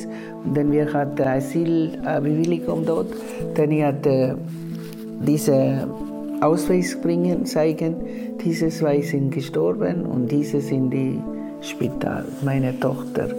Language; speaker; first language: German; non-native, learner; Tamil